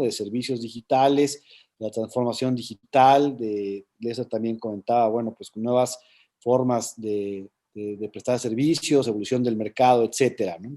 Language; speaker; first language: Spanish; native; Spanish